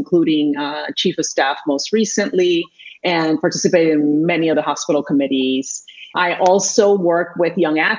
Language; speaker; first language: English; non-native, fluent; Spanish